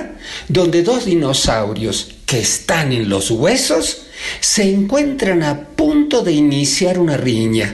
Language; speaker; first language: Spanish; native; Spanish